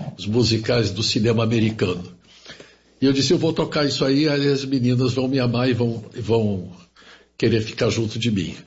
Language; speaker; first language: Portuguese; early bilingual, other home language; German